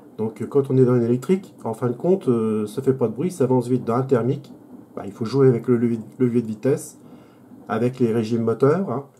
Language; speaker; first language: French; native; French